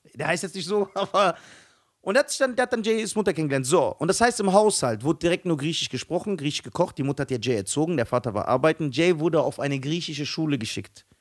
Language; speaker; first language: German; early bilingual, other home language; Arabic